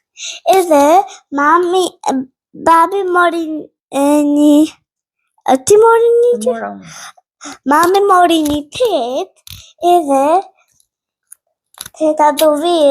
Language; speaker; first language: Albanian; early bilingual, heritage; Albanian